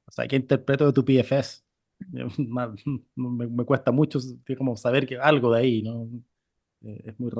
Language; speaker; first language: Spanish; native; Spanish